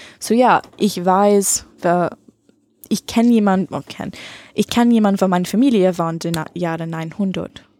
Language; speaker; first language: German; non-native, learner; English